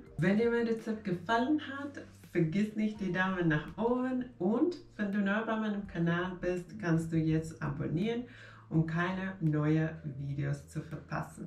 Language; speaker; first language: German; non-native, fluent; Finnish